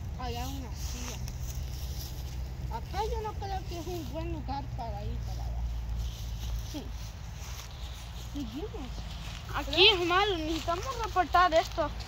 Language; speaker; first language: Spanish; early bilingual, heritage; Spanish